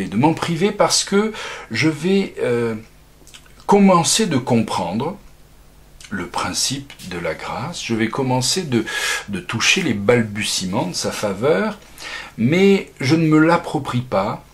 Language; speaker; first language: French; native; French